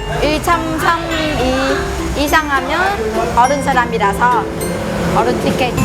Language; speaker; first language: Korean; non-native, learner; Vietnamese